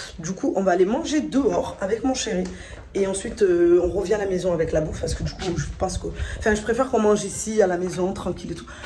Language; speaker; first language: French; early bilingual, other home language; Fula